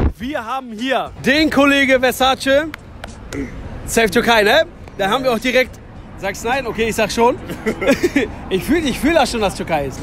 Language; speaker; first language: German; early bilingual, other home language; Turkish